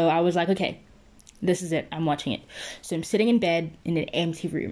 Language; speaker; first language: English; non-native, local second language; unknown